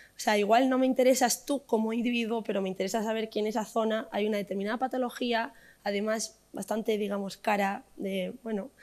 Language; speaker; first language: Spanish; native; Spanish